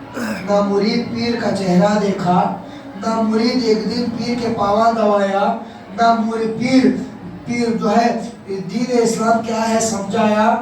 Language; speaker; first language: Urdu; native; Urdu